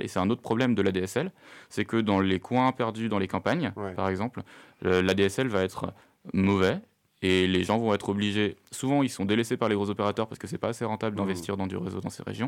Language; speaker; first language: French; native; French